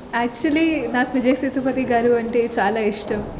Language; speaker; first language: Telugu; non-native, learner; Tulu